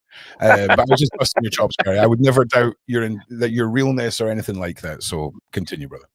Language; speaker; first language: English; native; English